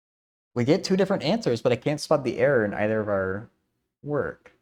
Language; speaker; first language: English; native; English